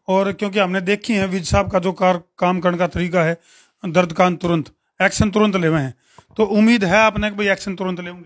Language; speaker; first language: Hindi; native; Hindi